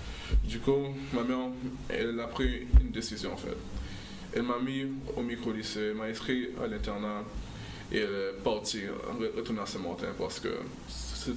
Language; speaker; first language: French; non-native, local second language; English